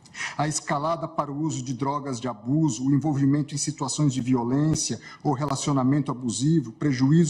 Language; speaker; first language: Portuguese; native; Portuguese